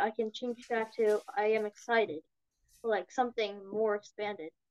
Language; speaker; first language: English; non-native, learner; Korean